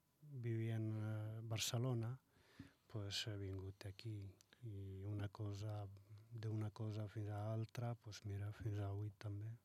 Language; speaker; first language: Catalan; non-native, learner; Arabic